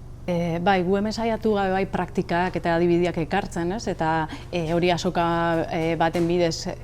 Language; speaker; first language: Basque; native; Basque